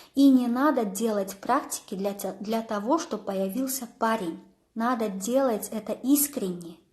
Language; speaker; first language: Russian; non-native, local second language; Kazakh